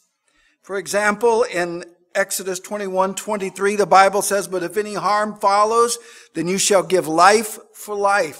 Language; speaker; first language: English; native; English